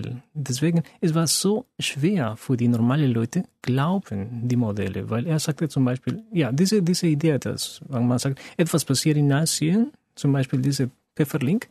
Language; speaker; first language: German; non-native, fluent; Spanish